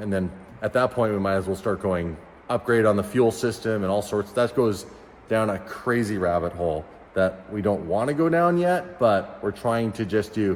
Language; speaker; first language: English; native; English